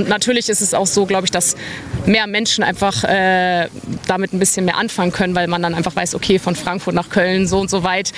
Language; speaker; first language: German; native; German